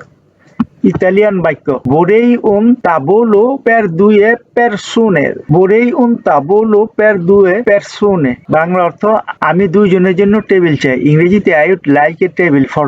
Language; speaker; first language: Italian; non-native, fluent; Bangla